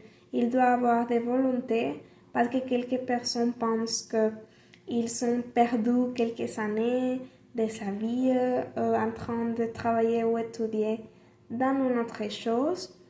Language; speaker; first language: French; non-native, learner; Spanish